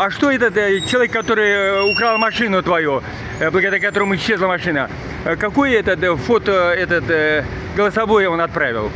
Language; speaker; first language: Russian; non-native, local second language; Uzbek